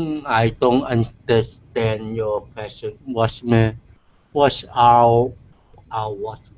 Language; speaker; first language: English; non-native, learner; Chinese